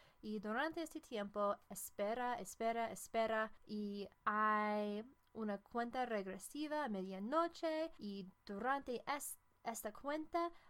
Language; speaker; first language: Spanish; non-native, fluent; English